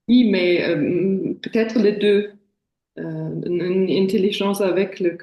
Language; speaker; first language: French; non-native, fluent; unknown